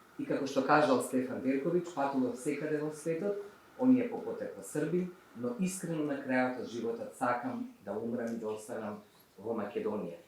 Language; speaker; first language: Macedonian; native; Macedonian